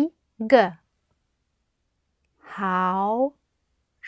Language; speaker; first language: Chinese; non-native, learner; English